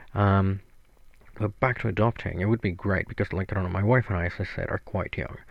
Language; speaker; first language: English; non-native, fluent; Spanish